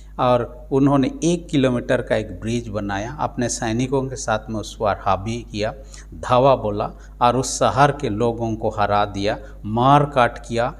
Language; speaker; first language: Hindi; non-native, local second language; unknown